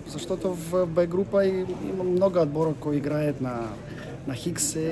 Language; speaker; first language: Bulgarian; non-native, learner; Russian